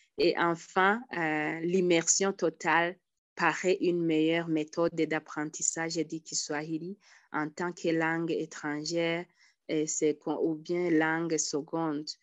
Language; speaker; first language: French; non-native, local second language; Rundi